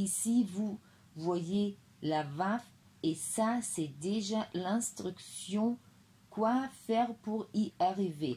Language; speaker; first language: French; non-native, fluent; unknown